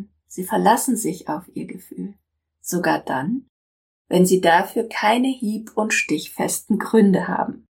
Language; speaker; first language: German; native; German